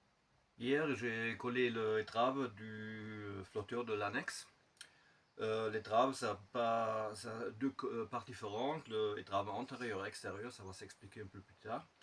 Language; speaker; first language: French; non-native, fluent; German